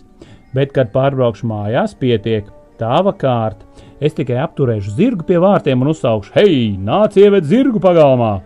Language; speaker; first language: Latvian; native; Latvian